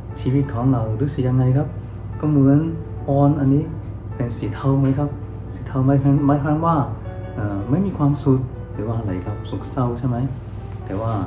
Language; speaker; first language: Thai; non-native, fluent; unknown